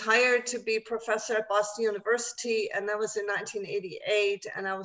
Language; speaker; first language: English; non-native, fluent; German